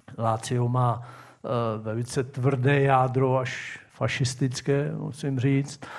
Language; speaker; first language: Czech; native; Czech